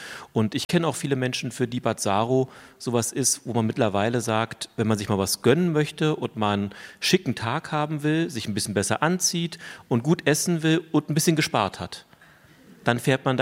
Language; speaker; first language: German; native; German